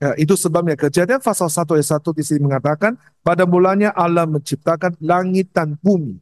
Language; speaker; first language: Malay; non-native, local second language; Chinese